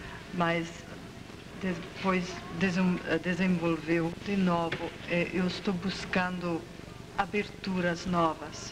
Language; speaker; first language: Portuguese; non-native, fluent; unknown